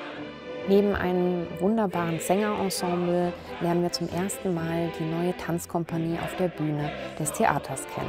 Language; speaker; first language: German; native; German